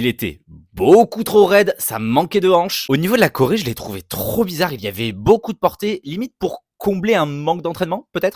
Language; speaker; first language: French; native; French